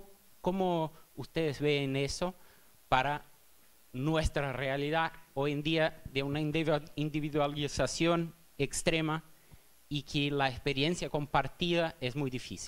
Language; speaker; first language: Spanish; non-native, fluent; Portuguese